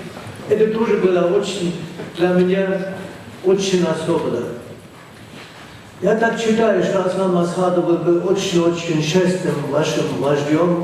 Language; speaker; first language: Russian; non-native, fluent; German